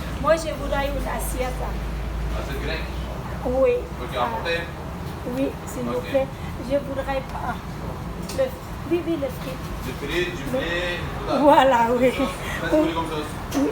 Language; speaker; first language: French; non-native, learner; Thai